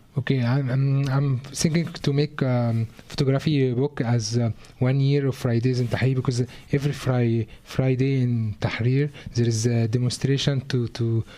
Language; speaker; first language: English; non-native, learner; Arabic